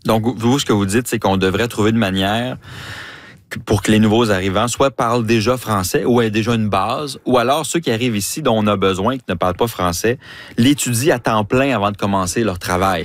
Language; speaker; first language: French; native; French